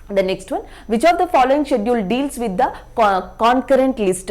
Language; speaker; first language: English; non-native, local second language; Telugu